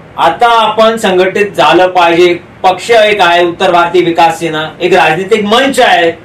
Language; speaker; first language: Marathi; non-native, local second language; Hindi